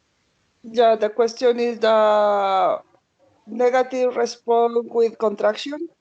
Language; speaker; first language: English; non-native, learner; Spanish